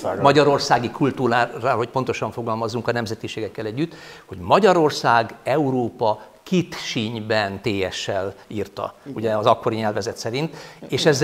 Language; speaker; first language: Hungarian; native; Hungarian